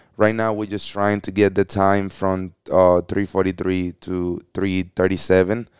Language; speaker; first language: English; early bilingual, other home language; Spanish